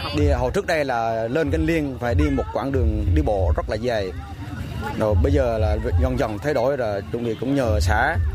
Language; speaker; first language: Vietnamese; non-native, local second language; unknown